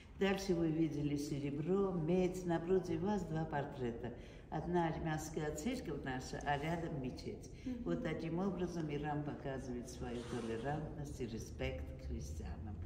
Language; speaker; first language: Russian; non-native, fluent; Armenian